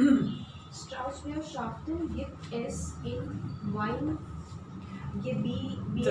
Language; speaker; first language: German; non-native, learner; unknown